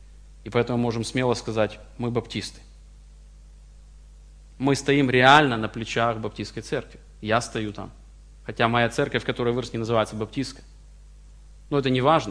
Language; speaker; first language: Russian; native; Russian